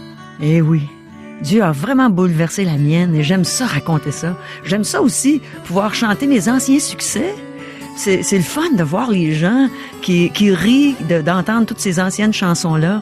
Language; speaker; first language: French; native; French